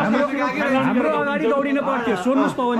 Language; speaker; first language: Nepali; native; Nepali